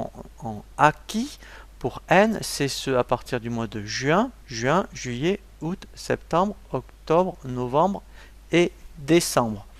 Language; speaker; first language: French; native; French